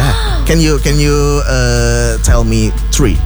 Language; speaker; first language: English; non-native, fluent; Indonesian